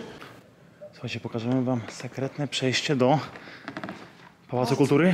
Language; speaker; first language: Polish; native; Polish